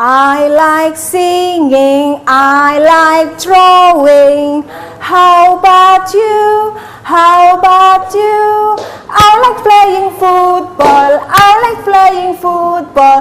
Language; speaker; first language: English; non-native, learner; Indonesian